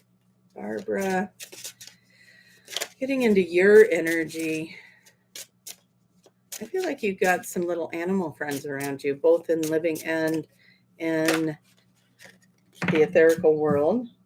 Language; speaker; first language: English; native; English